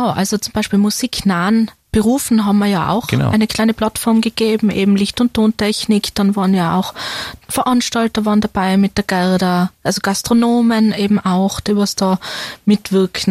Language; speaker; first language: German; native; German